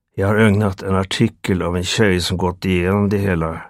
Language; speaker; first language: Swedish; native; Swedish